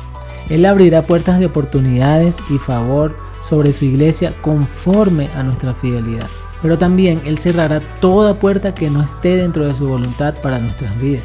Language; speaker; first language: Spanish; native; Spanish